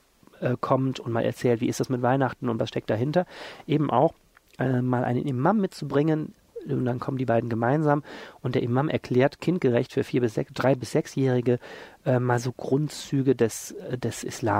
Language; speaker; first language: German; native; German